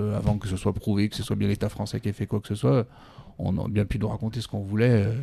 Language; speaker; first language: French; native; French